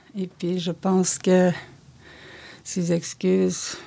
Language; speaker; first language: French; non-native, fluent; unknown